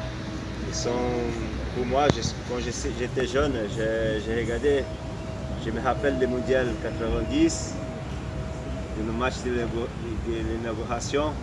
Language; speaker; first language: French; non-native, fluent; Portuguese